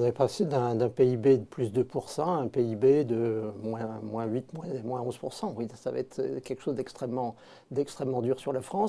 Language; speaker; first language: French; native; French